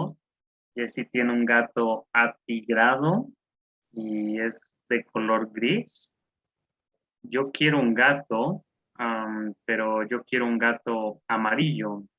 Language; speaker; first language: Spanish; non-native, fluent; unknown